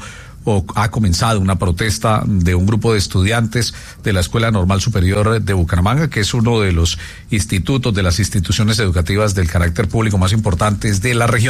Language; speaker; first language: Spanish; native; Spanish